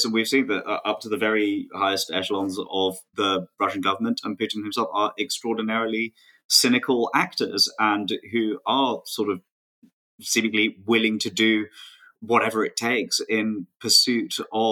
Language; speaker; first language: English; native; English